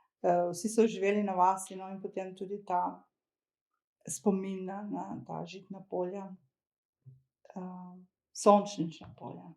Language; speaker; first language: Slovenian; early bilingual, other home language; Croatian